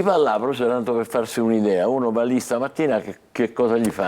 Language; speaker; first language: Italian; native; Italian